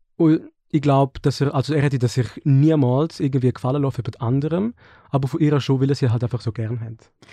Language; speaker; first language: German; early bilingual, other home language; Serbian